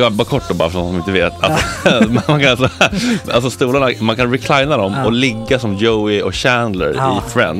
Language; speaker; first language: Swedish; native; Swedish